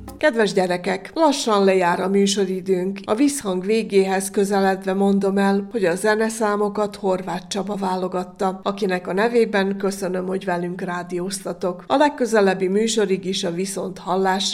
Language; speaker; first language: Hungarian; native; Hungarian